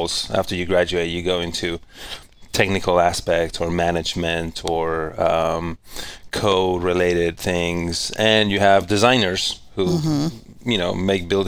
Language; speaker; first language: English; non-native, fluent; Spanish